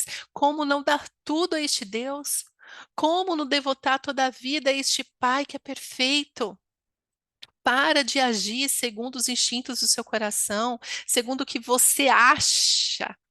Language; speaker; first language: Portuguese; native; Portuguese